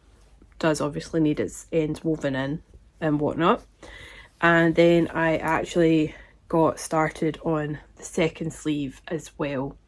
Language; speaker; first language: English; native; English